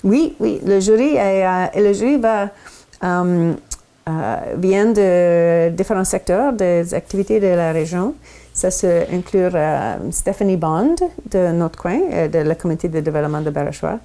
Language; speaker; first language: French; non-native, local second language; English